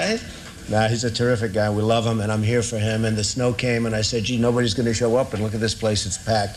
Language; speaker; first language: English; native; English